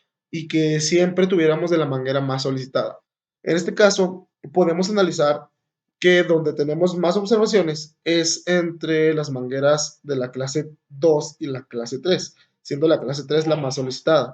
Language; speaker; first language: Spanish; native; Spanish